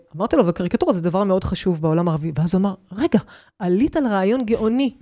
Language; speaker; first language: Hebrew; native; Hebrew